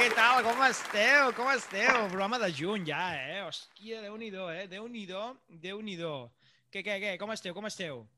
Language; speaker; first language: Catalan; native; Catalan